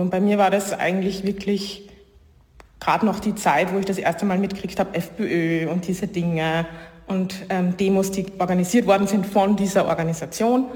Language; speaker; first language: German; native; German